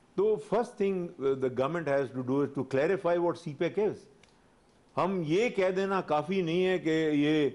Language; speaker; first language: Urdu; non-native, local second language; Pashto